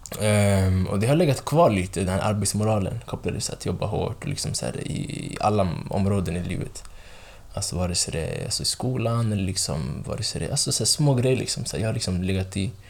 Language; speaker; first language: Swedish; early bilingual, other home language; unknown